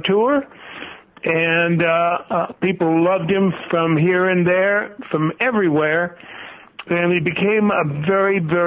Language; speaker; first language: English; native; English